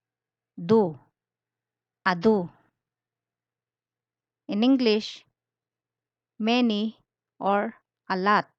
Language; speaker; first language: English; non-native, local second language; Filipino